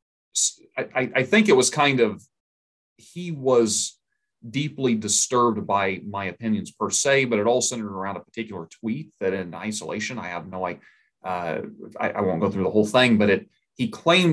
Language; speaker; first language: English; native; English